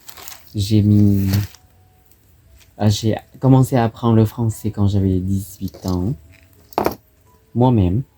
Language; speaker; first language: French; non-native, fluent; Thai